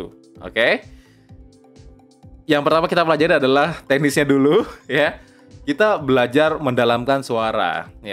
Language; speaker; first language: Indonesian; native; Indonesian